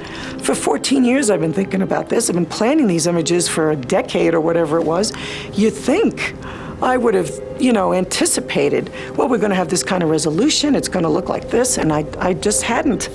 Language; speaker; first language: English; native; English